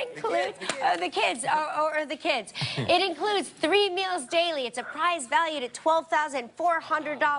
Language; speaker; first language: English; native; English